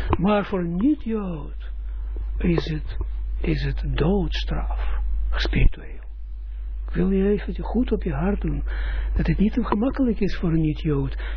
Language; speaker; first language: Dutch; non-native, fluent; Russian